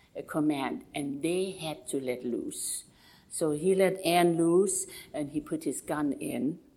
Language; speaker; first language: English; non-native, fluent; German